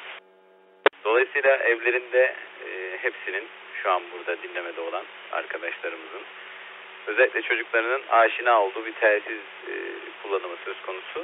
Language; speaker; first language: Turkish; native; Turkish